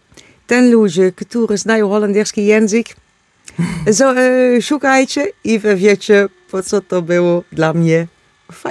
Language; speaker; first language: Polish; non-native, learner; Dutch